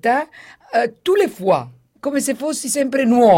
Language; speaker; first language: French; non-native, fluent; Italian